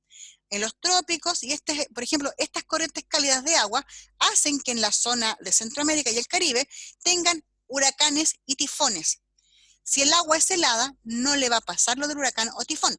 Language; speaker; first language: Spanish; native; Spanish